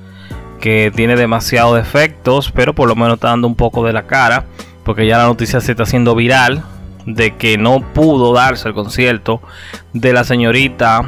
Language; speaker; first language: Spanish; native; Spanish